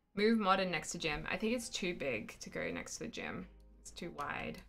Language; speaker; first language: English; native; English